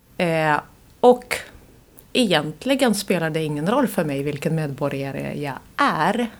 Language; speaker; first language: Swedish; non-native, fluent; Estonian